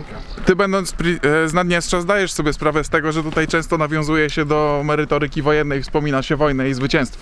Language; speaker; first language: Polish; native; Polish